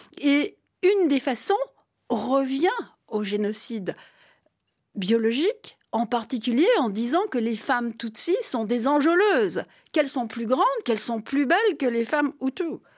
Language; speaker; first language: French; native; French